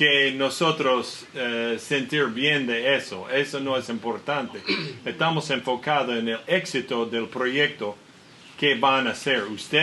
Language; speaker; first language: Spanish; non-native, learner; English